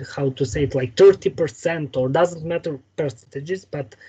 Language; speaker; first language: English; non-native, fluent; Serbian